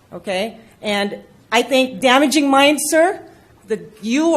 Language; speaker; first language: English; non-native, local second language; Filipino